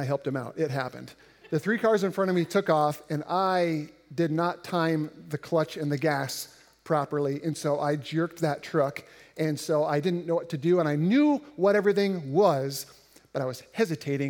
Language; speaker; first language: English; native; English